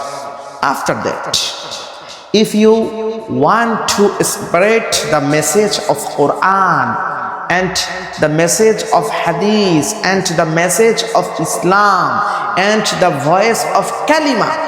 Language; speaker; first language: English; non-native, learner; Bangla